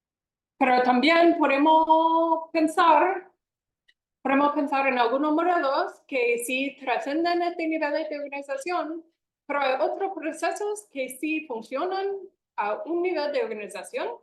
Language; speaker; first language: Spanish; non-native, fluent; English